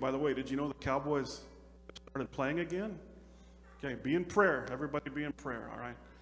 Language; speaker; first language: English; native; English